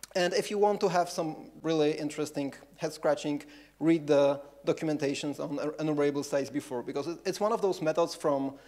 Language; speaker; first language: English; non-native, fluent; Polish